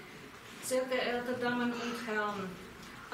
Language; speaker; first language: German; non-native, fluent; Polish